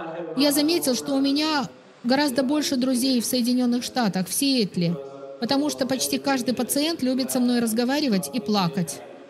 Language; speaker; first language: Russian; native; Russian